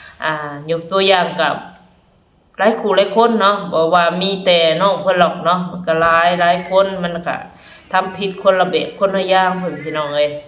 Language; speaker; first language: Thai; non-native, local second language; Lao